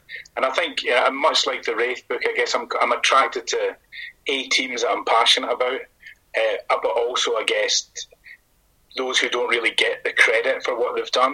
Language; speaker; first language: English; native; English